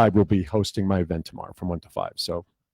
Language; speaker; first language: English; native; English